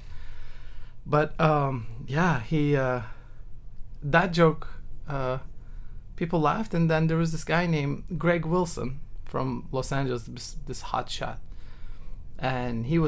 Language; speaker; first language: English; non-native, fluent; Turkish